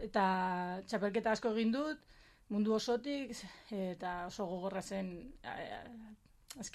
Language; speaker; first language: Basque; non-native, local second language; Spanish